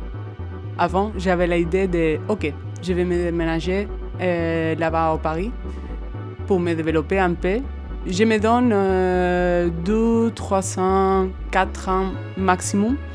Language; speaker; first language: French; non-native, fluent; Spanish